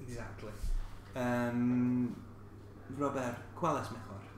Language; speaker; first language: Spanish; non-native, fluent; English